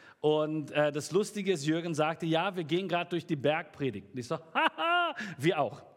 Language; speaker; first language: German; native; German